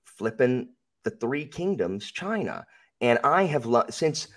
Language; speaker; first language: English; native; English